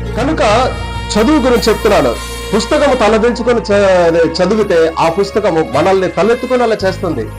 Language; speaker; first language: Telugu; non-native, local second language; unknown